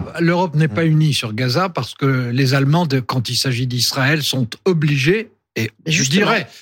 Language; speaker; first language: French; native; French